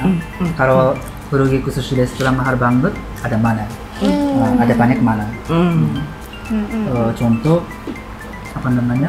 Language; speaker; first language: Indonesian; non-native, learner; Japanese